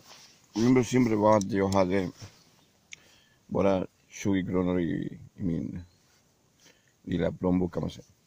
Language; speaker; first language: Swedish; non-native, learner; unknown